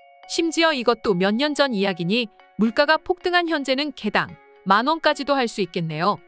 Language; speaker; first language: Korean; native; Korean